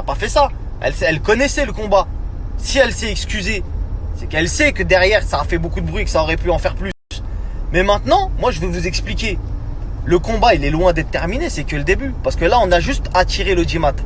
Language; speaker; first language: French; native; French